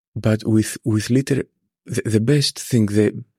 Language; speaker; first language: English; non-native, fluent; Greek